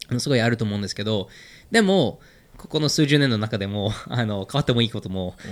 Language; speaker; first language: Japanese; non-native, fluent; English